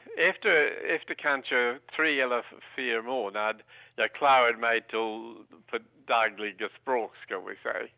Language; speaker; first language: Swedish; non-native, learner; English